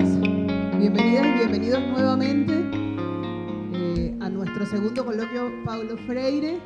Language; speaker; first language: Spanish; native; Spanish